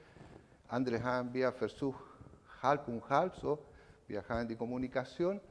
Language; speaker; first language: German; non-native, learner; Spanish